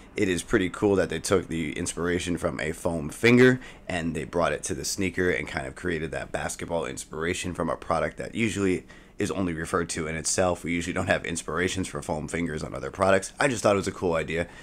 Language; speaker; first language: English; native; English